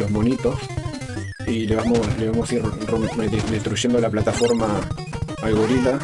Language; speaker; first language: Spanish; native; Spanish